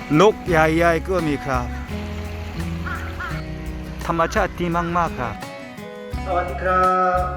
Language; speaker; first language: Thai; non-native, learner; Korean